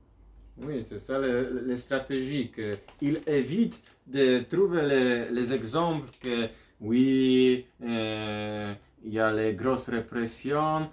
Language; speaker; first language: French; non-native, learner; Polish